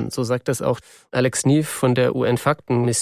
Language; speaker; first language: German; native; German